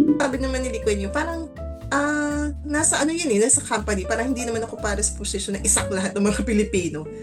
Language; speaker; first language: Filipino; native; Filipino